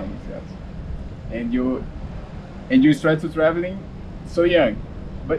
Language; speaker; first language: English; non-native, learner; Portuguese